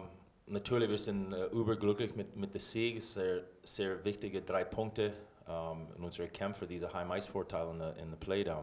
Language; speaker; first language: German; non-native, fluent; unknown